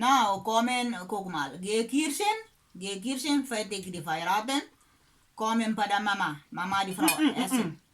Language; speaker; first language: German; non-native, learner; Kabuverdianu